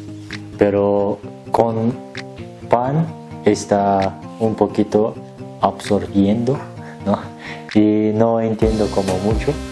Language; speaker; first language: Spanish; non-native, learner; Turkish